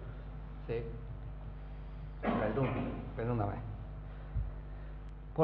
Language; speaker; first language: Spanish; non-native, learner; Chinese